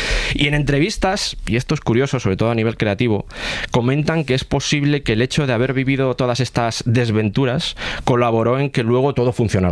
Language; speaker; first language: Spanish; native; Spanish